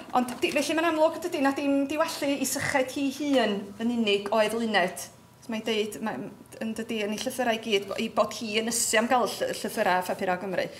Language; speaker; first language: Welsh; native; Welsh